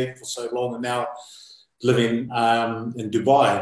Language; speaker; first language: English; native; English